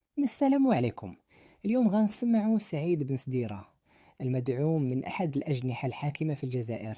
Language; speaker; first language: Arabic; native; Arabic